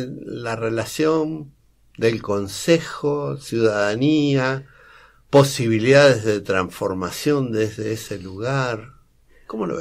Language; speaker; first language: Spanish; native; Spanish